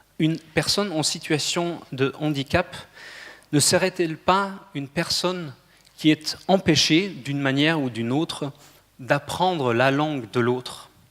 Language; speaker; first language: French; non-native, fluent; German